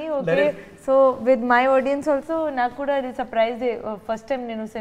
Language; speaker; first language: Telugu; non-native, learner; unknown